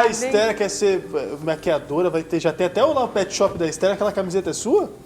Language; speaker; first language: Portuguese; native; Portuguese